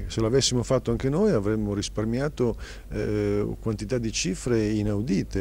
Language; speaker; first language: Italian; native; Italian